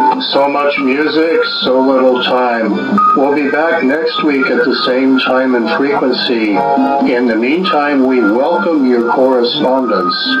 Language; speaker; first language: English; native; English